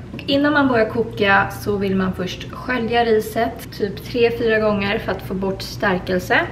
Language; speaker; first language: Swedish; native; Swedish